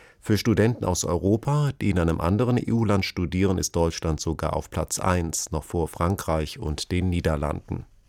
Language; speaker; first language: German; native; German